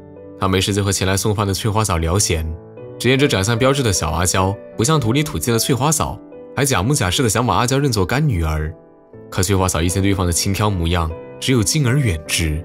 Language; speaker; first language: Chinese; native; Chinese